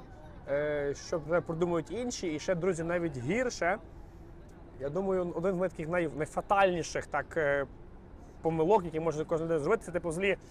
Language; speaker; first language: Ukrainian; native; Ukrainian